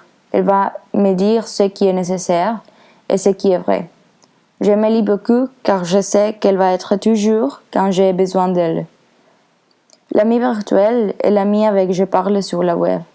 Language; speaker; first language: French; non-native, learner; Spanish